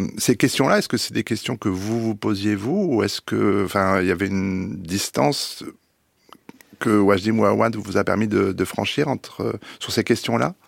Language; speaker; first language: French; native; French